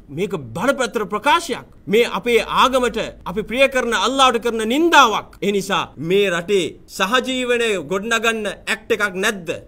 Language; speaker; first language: Sinhala; non-native, local second language; Tamil